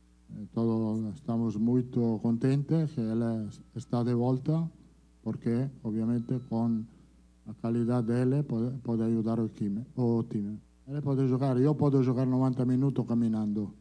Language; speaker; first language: Portuguese; non-native, fluent; Italian